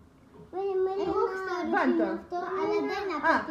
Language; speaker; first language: Greek; early bilingual, heritage; Greek